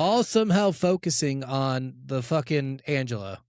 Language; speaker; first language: English; native; English